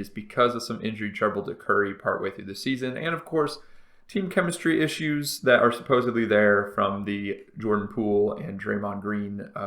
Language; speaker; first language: English; native; English